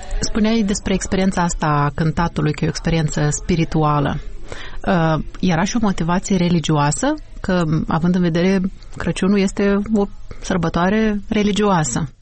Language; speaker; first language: Romanian; native; Romanian